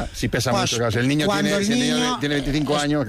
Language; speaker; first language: Spanish; native; Spanish